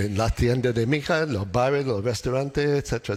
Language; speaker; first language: Spanish; non-native, learner; English